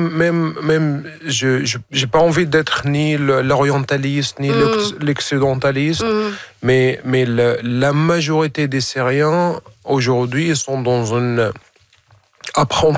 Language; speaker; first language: French; non-native, fluent; Arabic